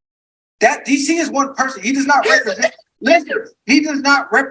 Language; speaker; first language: English; native; English